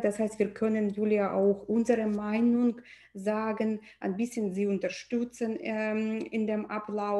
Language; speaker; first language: German; non-native, fluent; Russian